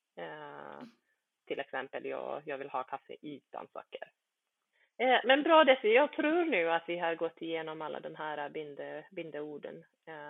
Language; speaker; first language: Swedish; early bilingual, other home language; Bosnian